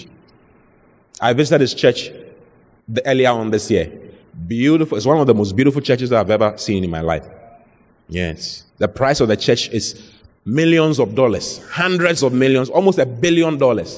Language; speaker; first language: English; non-native, local second language; Akan